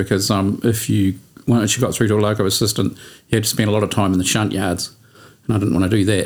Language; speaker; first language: English; native; English